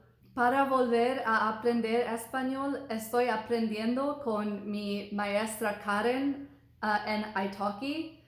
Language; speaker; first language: Spanish; non-native, learner; English